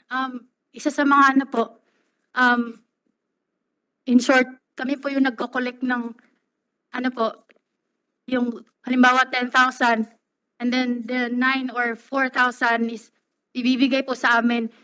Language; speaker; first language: Filipino; non-native, local second language; Cebuano